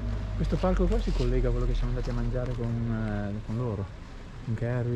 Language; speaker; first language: Italian; native; Italian